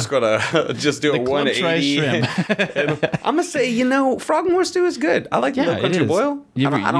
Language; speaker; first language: English; native; English